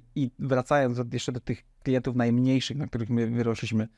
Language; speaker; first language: Polish; native; Polish